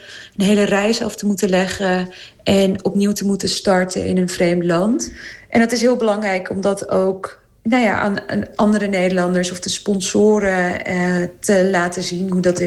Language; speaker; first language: Dutch; early bilingual, other home language; Arabic